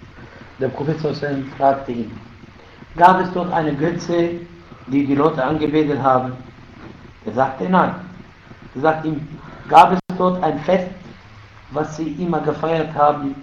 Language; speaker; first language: German; non-native, fluent; Arabic